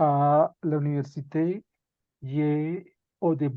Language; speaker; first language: French; non-native, learner; Spanish